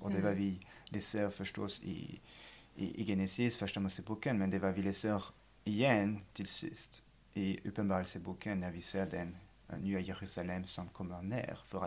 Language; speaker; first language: Swedish; non-native, fluent; French